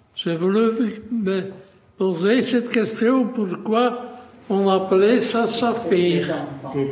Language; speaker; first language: French; native; French